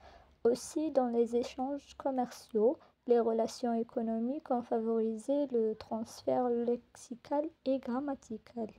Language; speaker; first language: French; non-native, local second language; Arabic